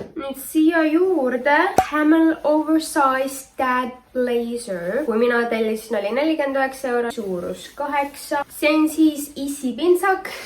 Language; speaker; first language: Estonian; native; Estonian